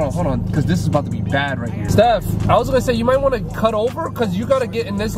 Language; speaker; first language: English; native; English